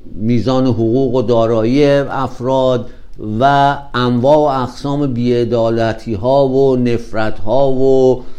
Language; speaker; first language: Persian; native; Persian